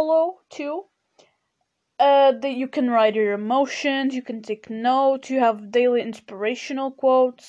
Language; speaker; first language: English; non-native, fluent; Portuguese